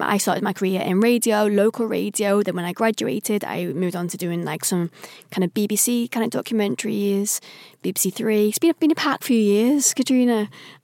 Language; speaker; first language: English; native; English